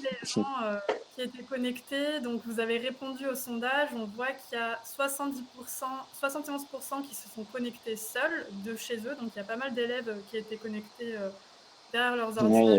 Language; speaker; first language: French; native; French